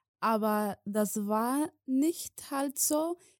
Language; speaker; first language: German; non-native, learner; Somali